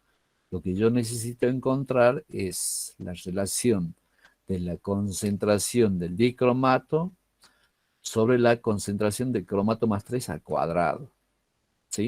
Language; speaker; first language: Spanish; native; Spanish